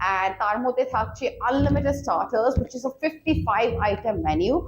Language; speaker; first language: English; non-native, local second language; Bangla